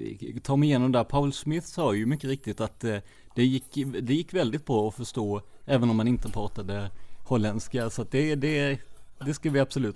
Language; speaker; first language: Swedish; native; Swedish